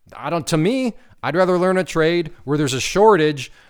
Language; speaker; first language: English; native; English